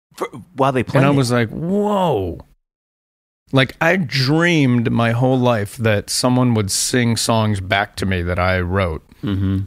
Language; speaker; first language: English; native; English